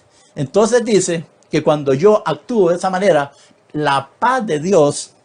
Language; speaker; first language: Spanish; native; Spanish